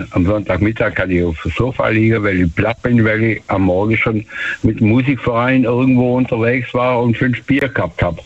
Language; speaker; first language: German; native; German